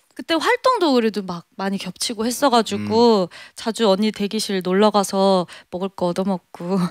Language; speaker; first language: Korean; native; Korean